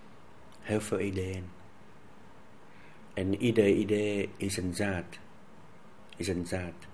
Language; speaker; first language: Dutch; non-native, fluent; Vietnamese